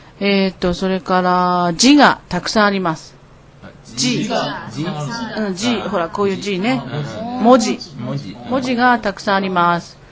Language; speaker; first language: Japanese; non-native, learner; Chinese